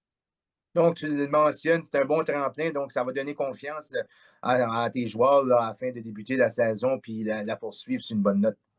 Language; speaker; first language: French; native; French